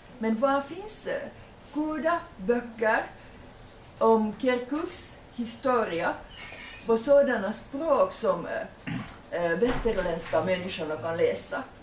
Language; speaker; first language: Swedish; non-native, local second language; Finnish